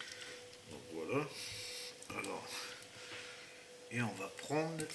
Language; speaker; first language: French; native; French